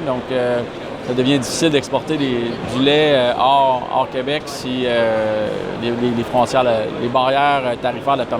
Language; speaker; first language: French; native; French